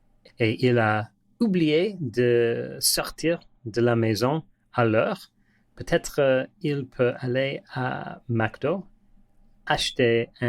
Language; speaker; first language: French; non-native, learner; English